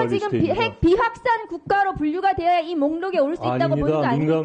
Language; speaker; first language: Korean; native; Korean